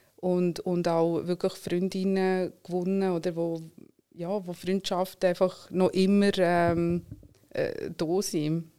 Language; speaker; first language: German; early bilingual, other home language; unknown